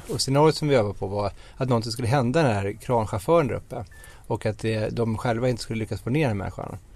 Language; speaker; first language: Swedish; native; Swedish